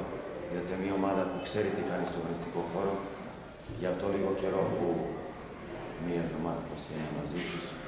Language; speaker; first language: Greek; non-native, learner; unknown